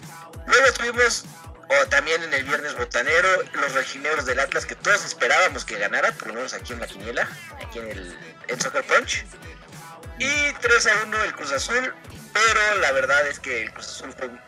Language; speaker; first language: Spanish; native; Spanish